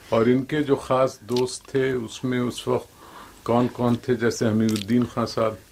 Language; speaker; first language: Urdu; native; Urdu